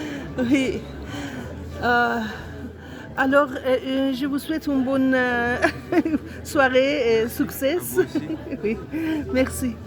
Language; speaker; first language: French; non-native, learner; Italian